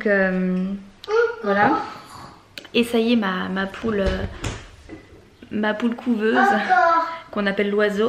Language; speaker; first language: French; native; French